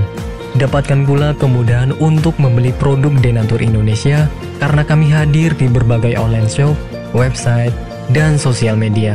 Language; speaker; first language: Indonesian; native; Indonesian